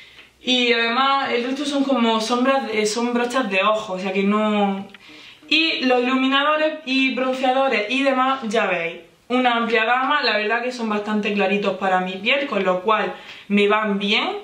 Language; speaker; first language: Spanish; native; Spanish